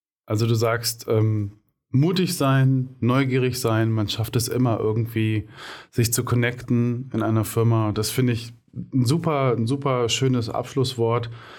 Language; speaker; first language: German; native; German